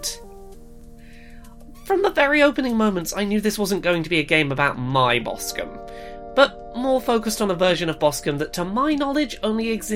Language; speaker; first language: English; native; English